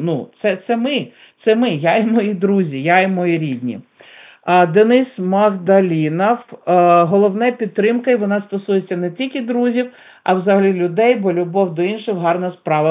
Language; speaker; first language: Ukrainian; native; Ukrainian